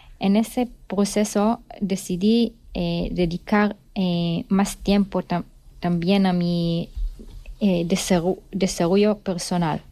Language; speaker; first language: Spanish; non-native, fluent; Hebrew